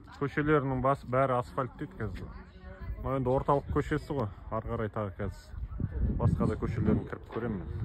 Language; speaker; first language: Kazakh; native; Kazakh